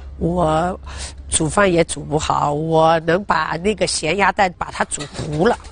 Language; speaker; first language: Chinese; native; Chinese